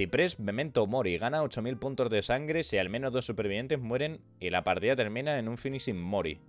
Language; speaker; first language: Spanish; native; Spanish